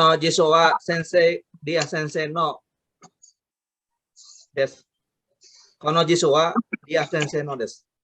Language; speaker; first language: Japanese; non-native, learner; Indonesian